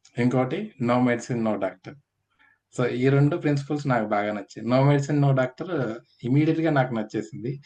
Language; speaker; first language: Telugu; native; Telugu